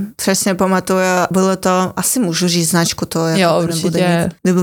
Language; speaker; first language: Czech; non-native, fluent; Russian